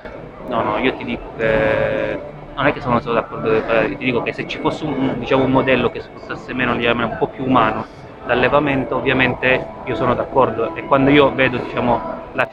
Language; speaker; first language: Italian; native; Italian